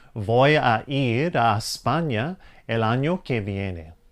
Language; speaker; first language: Spanish; non-native, fluent; English